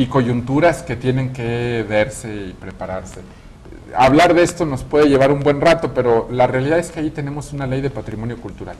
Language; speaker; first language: Spanish; native; Spanish